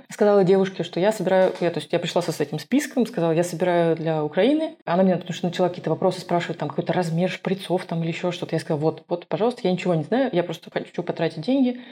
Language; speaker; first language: Russian; non-native, local second language; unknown